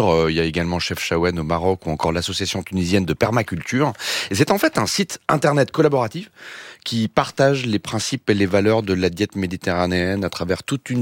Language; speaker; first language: French; native; French